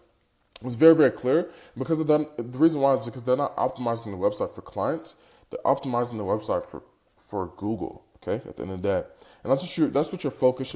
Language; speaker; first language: English; native; English